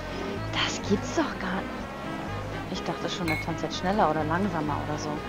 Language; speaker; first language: German; native; German